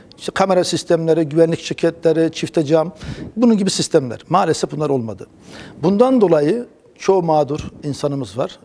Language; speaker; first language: Turkish; early bilingual, heritage; Turkish